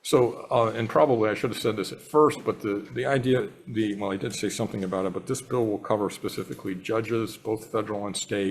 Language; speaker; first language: English; native; English